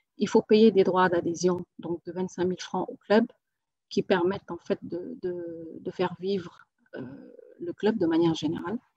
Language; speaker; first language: French; non-native, local second language; Wolof